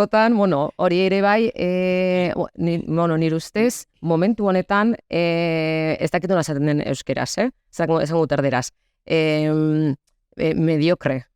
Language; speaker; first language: Basque; non-native, local second language; Spanish